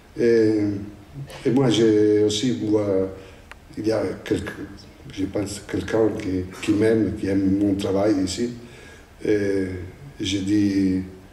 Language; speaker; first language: French; non-native, fluent; Italian